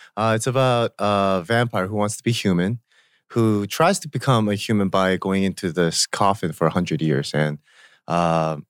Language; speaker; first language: English; early bilingual, other home language; Korean